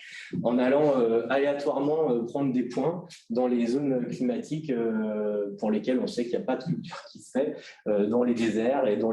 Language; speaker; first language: French; native; French